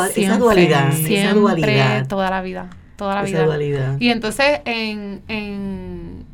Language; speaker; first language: Spanish; native; Spanish